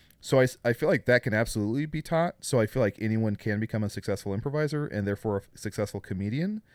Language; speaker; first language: English; native; English